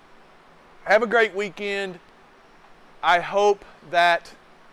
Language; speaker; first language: English; native; English